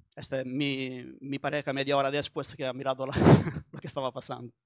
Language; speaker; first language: Spanish; non-native, learner; Italian